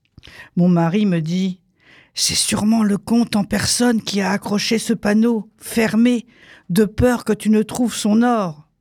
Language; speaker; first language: French; non-native, fluent; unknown